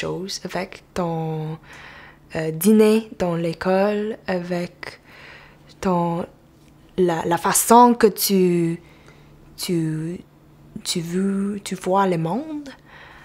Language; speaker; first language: French; non-native, local second language; English